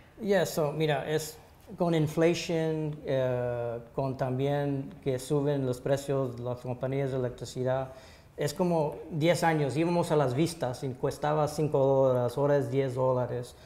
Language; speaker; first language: Spanish; early bilingual, heritage; Spanish